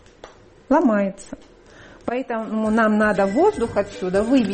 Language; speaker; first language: Russian; native; Russian